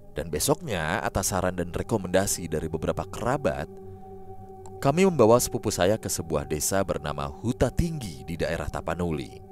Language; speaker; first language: Indonesian; native; Indonesian